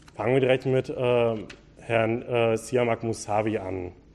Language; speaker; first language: German; native; German